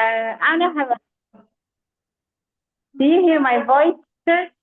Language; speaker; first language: English; non-native, fluent; Indonesian